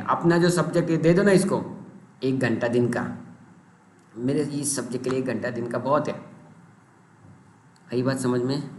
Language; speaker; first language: Hindi; non-native, local second language; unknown